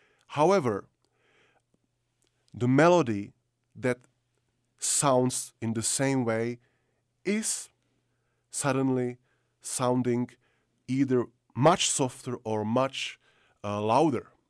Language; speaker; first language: English; non-native, fluent; Czech